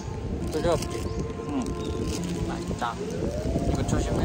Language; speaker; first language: Korean; non-native, learner; Japanese